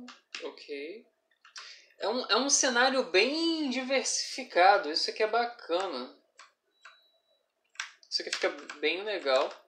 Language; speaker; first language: Portuguese; native; Portuguese